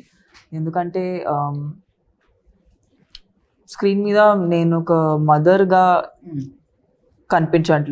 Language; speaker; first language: Telugu; non-native, learner; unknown